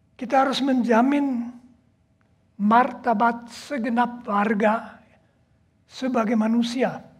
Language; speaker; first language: Indonesian; non-native, fluent; German